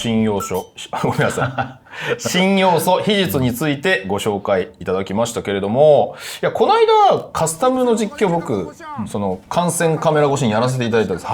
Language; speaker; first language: Japanese; native; Japanese